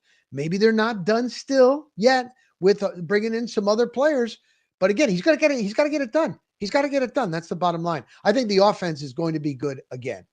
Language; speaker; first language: English; native; English